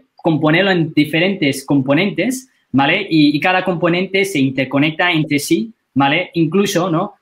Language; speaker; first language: Spanish; non-native, fluent; Chinese